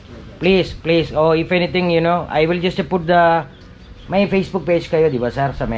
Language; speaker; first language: Filipino; non-native, learner; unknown